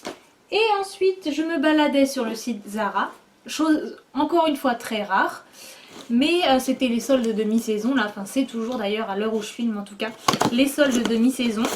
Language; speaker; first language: French; native; French